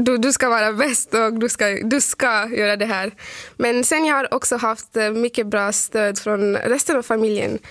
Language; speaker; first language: Swedish; non-native, fluent; Arabic